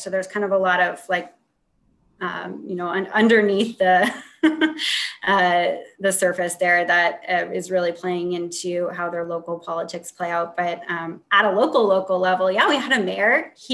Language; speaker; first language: English; native; English